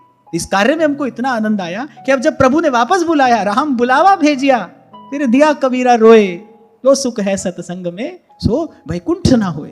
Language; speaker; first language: Hindi; native; Hindi